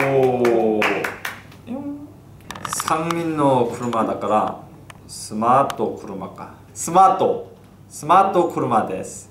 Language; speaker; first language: Japanese; non-native, fluent; Korean